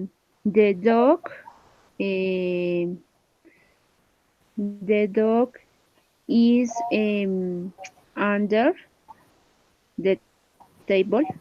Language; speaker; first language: English; non-native, learner; Spanish